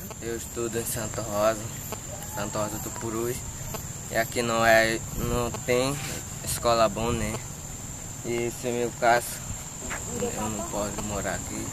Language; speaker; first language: Portuguese; non-native, learner; Spanish